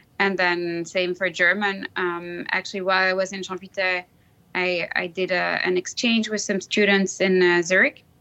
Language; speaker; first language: English; non-native, fluent; French